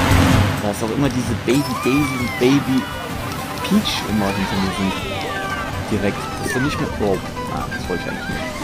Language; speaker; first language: German; native; German